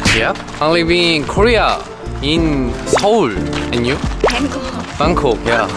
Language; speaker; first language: English; non-native, learner; Korean